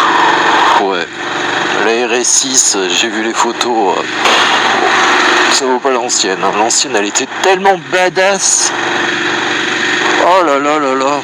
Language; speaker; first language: French; native; French